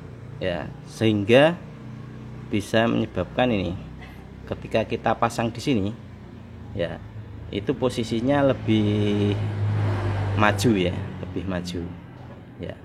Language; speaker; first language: Indonesian; native; Indonesian